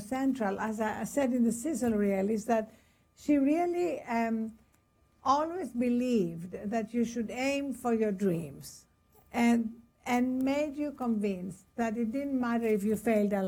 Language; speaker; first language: English; non-native, fluent; Greek